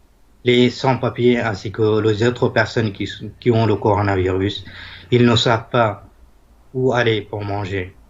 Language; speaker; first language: French; non-native, fluent; Bangla